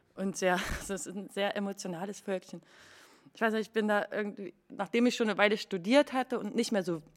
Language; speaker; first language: German; native; German